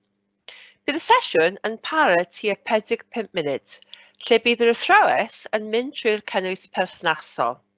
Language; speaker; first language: Welsh; native; Welsh